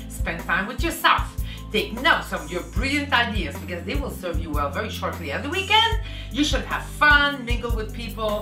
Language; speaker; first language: English; native; English